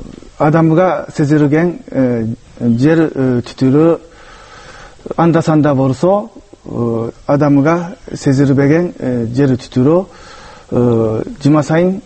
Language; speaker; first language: Kyrgyz; non-native, fluent; Japanese